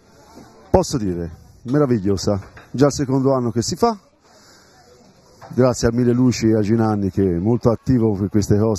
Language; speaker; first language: Italian; native; Italian